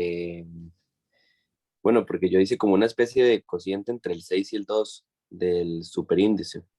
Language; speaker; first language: Spanish; native; Spanish